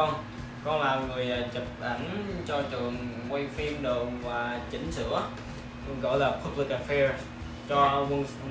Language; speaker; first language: Vietnamese; early bilingual, other home language; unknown